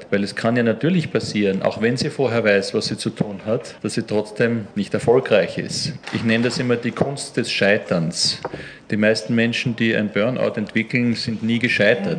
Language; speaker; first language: German; native; German